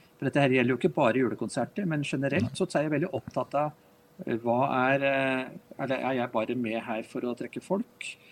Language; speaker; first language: Norwegian; native; Norwegian